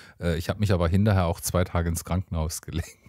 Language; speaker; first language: German; native; German